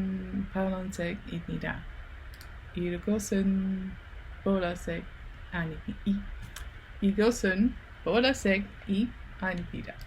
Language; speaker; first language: Korean; non-native, learner; Dutch